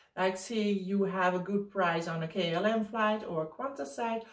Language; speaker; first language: English; non-native, fluent; Dutch